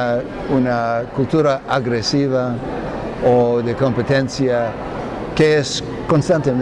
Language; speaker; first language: Spanish; non-native, fluent; English